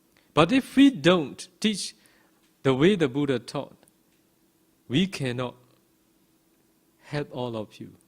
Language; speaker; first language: English; non-native, fluent; Burmese